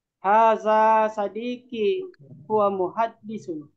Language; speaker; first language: Arabic; non-native, learner; Indonesian